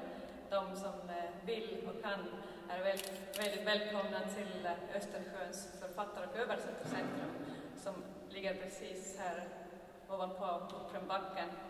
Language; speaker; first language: Swedish; non-native, fluent; Estonian